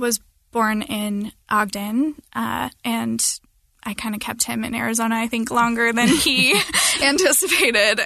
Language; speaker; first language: English; native; English